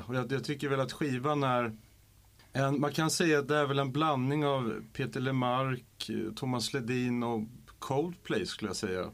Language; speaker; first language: Swedish; native; Swedish